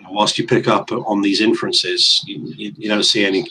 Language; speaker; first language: English; native; English